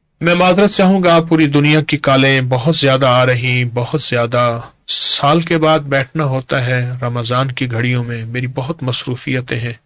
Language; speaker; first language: Urdu; native; Urdu